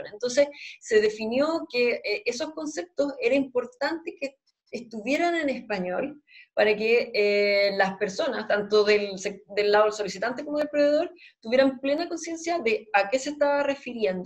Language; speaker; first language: Spanish; native; Spanish